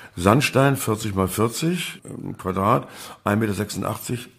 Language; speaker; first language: German; native; German